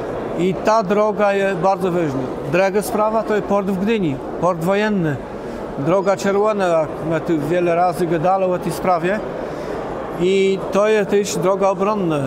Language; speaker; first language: Polish; non-native, local second language; Kashubian